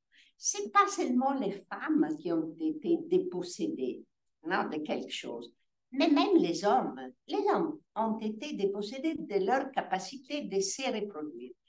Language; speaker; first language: French; non-native, fluent; Italian